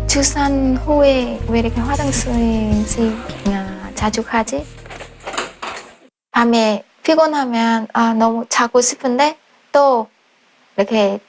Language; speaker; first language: Korean; non-native, fluent; Vietnamese